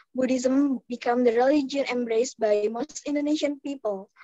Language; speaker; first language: English; non-native, fluent; Indonesian